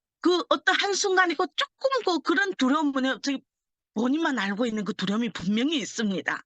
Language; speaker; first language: Korean; early bilingual, heritage; Korean